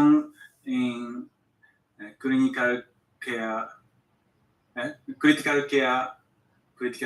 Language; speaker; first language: English; non-native, learner; Japanese